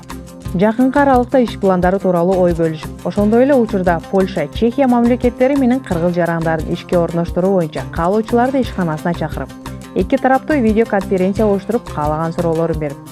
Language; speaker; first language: Kyrgyz; native; Kyrgyz